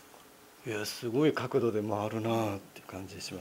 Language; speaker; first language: Japanese; native; Japanese